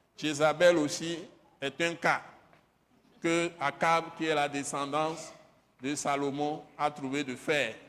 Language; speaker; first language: French; non-native, local second language; Ewe